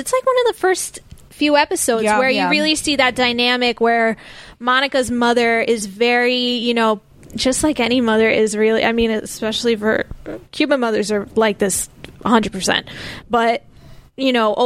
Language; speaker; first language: English; native; English